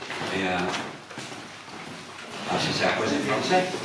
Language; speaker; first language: French; non-native, fluent; Romanian